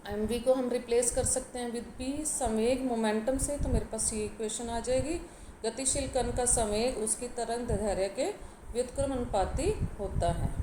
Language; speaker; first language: Hindi; native; Hindi